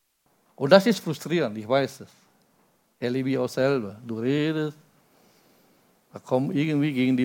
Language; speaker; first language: German; non-native, fluent; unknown